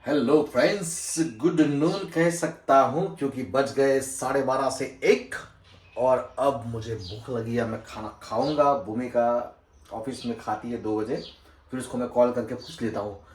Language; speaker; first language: Hindi; non-native, local second language; Gujarati